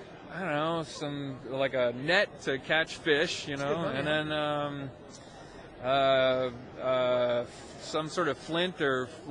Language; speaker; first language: English; native; English